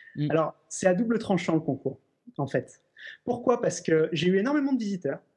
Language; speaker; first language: French; native; French